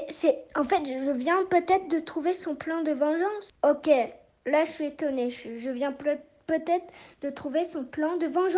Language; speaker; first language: French; native; French